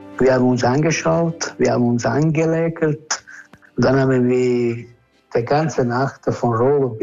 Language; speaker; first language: German; non-native, fluent; Italian